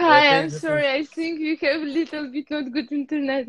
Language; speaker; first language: English; non-native, learner; Russian